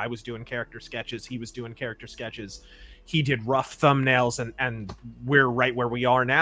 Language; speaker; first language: English; native; English